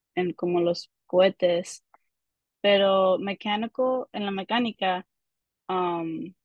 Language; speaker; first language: Spanish; early bilingual, heritage; Spanish